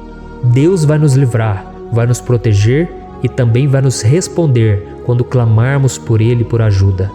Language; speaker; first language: Portuguese; native; Portuguese